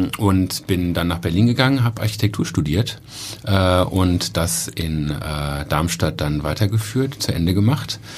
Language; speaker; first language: German; native; German